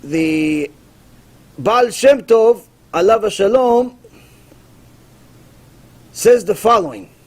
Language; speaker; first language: English; non-native, fluent; Hebrew